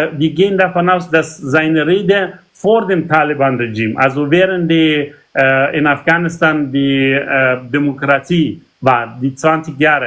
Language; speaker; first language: German; non-native, learner; Persian